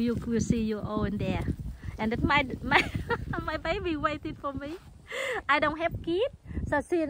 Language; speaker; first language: English; non-native, local second language; Vietnamese